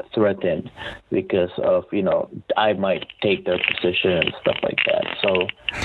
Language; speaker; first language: English; non-native, local second language; Filipino